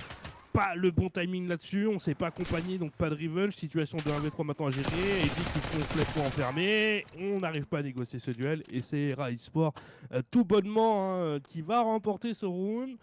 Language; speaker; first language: French; native; French